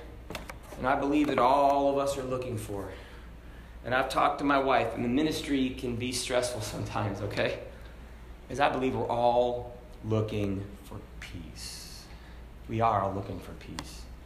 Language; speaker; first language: English; native; English